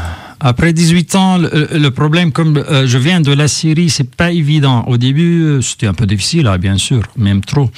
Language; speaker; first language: French; non-native, fluent; Arabic